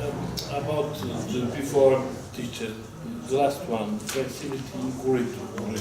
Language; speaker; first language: English; non-native, fluent; Portuguese